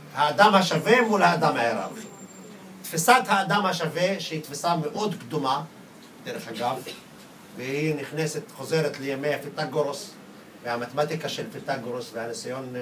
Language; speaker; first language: Hebrew; non-native, local second language; Arabic